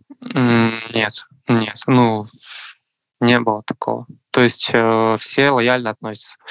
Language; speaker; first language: Russian; native; Russian